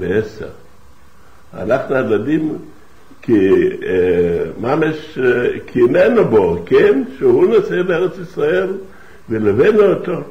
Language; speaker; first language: Hebrew; non-native, fluent; Yiddish